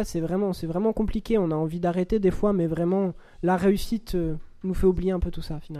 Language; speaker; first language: French; early bilingual, other home language; Arabic